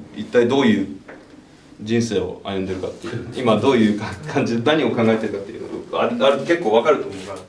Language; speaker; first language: Japanese; early bilingual, other home language; English